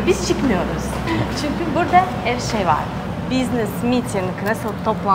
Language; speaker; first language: Turkish; non-native, learner; Russian